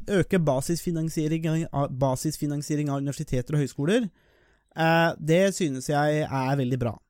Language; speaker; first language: Norwegian; native; Norwegian